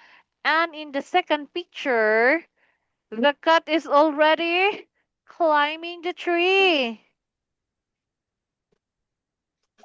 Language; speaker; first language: English; non-native, fluent; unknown